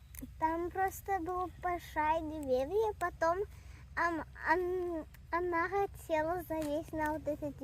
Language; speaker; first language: Russian; early bilingual, heritage; Russian